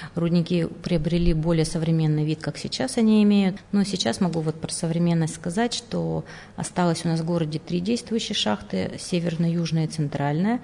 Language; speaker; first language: Russian; native; Russian